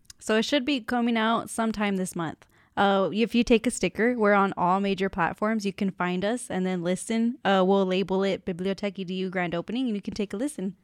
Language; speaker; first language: English; early bilingual, other home language; Spanish